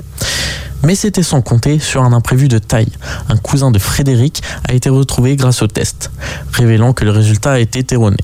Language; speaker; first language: French; native; French